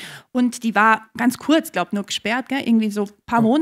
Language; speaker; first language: German; native; German